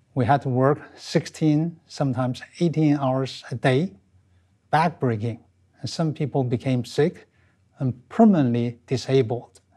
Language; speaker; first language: English; non-native, fluent; Chinese